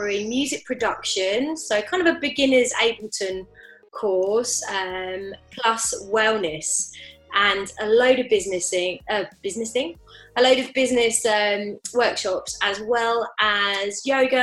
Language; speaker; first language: English; native; English